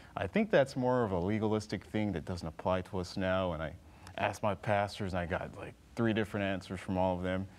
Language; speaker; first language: English; native; English